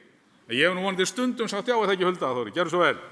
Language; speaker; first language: Icelandic; native; Icelandic